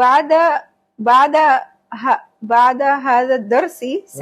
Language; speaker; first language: Arabic; non-native, learner; Urdu